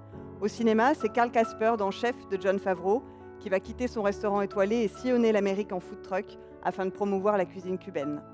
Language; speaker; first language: French; native; French